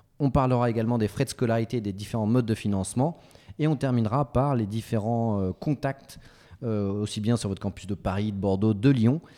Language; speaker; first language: French; native; French